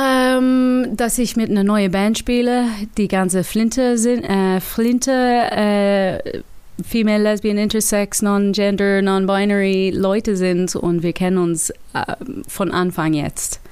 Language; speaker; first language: German; non-native, learner; English